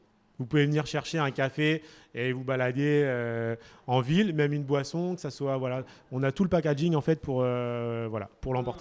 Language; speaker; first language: French; native; French